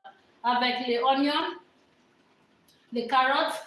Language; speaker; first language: French; non-native, learner; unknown